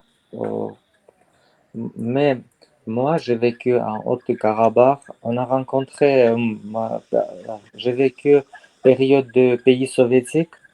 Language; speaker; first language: French; non-native, learner; Armenian